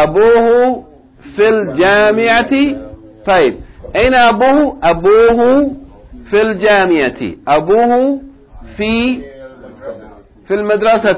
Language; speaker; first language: Arabic; non-native, fluent; English